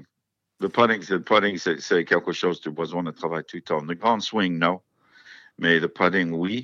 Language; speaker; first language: French; non-native, fluent; English